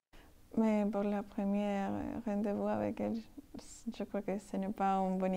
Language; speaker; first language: French; non-native, learner; Spanish